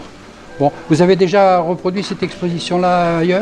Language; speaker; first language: French; native; French